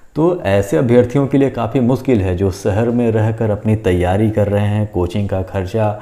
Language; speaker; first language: Hindi; native; Hindi